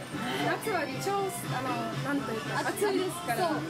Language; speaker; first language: Japanese; non-native, learner; Kazakh